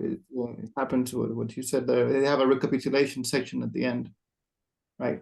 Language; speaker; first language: English; non-native, fluent; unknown